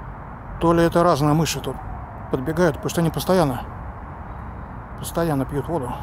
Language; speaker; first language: Russian; native; Russian